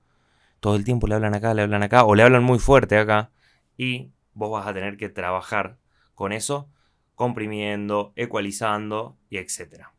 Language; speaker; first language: Spanish; native; Spanish